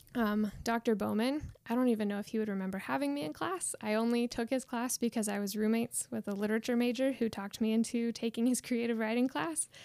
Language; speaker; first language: English; native; English